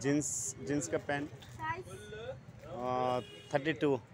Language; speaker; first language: Hindi; non-native, learner; Bangla